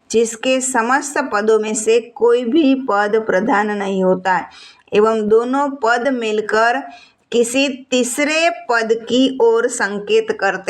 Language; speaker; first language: Hindi; non-native, local second language; Gujarati